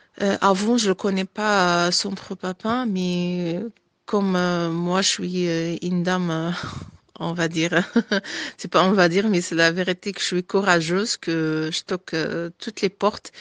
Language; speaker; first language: French; non-native, fluent; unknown